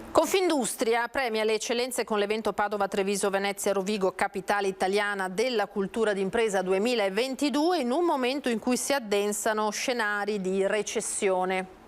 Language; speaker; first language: Italian; native; Italian